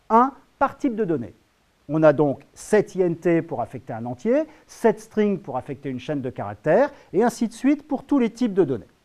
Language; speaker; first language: French; native; French